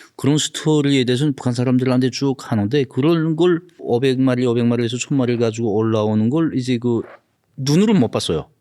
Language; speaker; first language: Korean; native; Korean